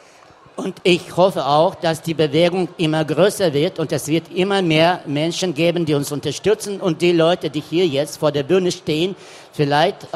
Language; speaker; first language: German; non-native, fluent; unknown